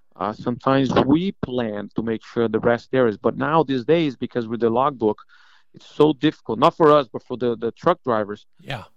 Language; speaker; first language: English; non-native, fluent; Portuguese